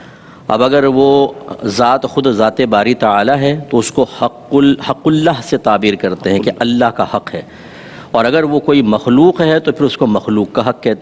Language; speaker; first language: Urdu; native; Urdu